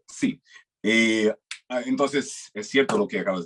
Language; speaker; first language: Spanish; non-native, fluent; English